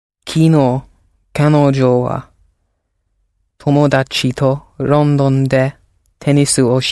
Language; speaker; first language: Japanese; non-native, learner; English